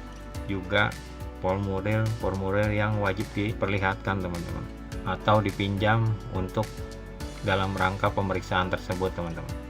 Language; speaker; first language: Indonesian; native; Indonesian